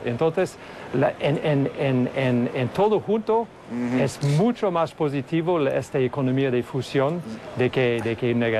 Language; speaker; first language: Spanish; non-native, fluent; English